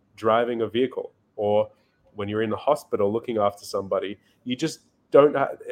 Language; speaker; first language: English; native; English